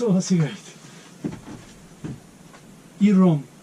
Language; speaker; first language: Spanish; non-native, learner; Turkish